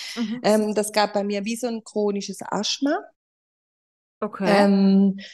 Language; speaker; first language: German; non-native, fluent; Spanish